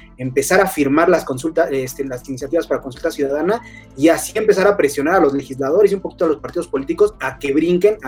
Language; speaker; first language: Spanish; native; Spanish